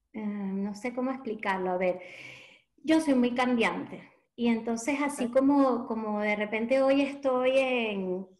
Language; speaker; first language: Spanish; native; Spanish